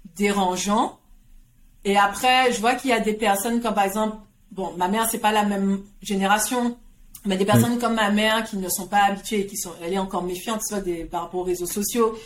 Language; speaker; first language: French; native; French